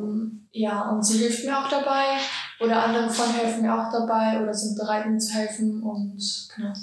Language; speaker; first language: German; early bilingual, other home language; Georgian